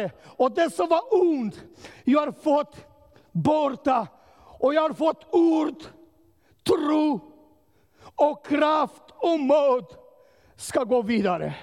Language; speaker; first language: Swedish; non-native, learner; Romanian